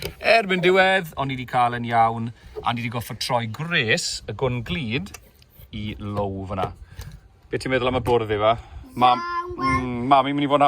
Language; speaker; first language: Welsh; native; Welsh